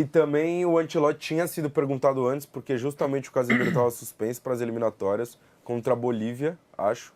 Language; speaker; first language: Portuguese; native; Portuguese